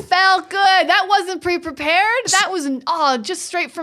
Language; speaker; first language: English; native; English